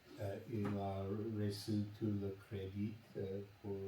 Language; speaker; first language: French; non-native, learner; English